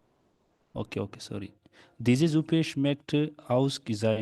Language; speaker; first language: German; non-native, learner; Urdu